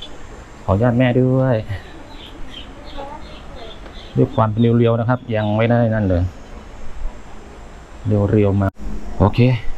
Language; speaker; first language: Thai; native; Thai